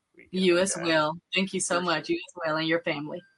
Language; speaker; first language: English; native; English